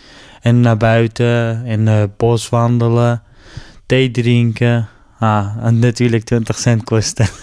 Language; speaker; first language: Dutch; non-native, learner; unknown